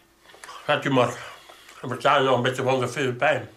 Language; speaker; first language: Dutch; native; Dutch